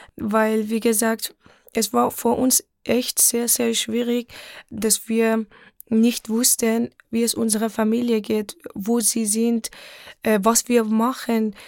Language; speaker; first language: German; non-native, fluent; Persian